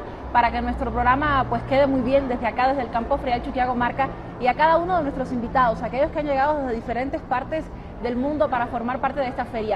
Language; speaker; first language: Spanish; native; Spanish